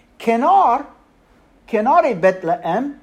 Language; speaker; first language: Persian; non-native, learner; German